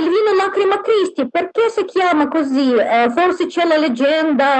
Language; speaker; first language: Italian; non-native, learner; Russian